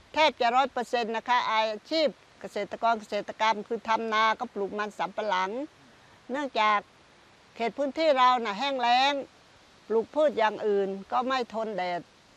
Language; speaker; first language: Thai; non-native, local second language; Khmer